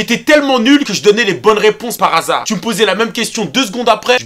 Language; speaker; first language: French; native; French